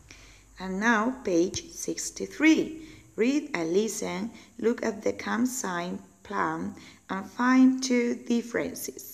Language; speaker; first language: English; non-native, learner; Spanish